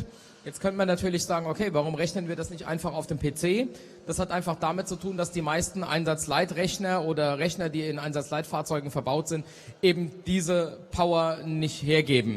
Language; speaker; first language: German; native; German